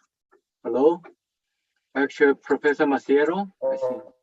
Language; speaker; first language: English; non-native, fluent; Chinese